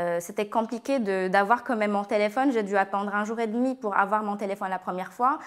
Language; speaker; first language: French; non-native, local second language; Arabic